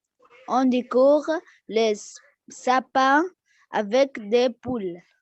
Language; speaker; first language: French; non-native, learner; Arabic